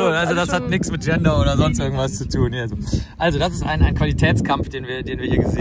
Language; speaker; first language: German; native; German